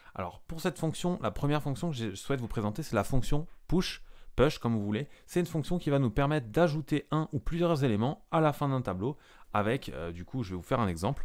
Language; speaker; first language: French; native; French